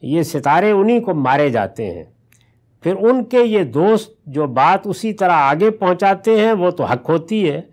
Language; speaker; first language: Urdu; non-native, local second language; Punjabi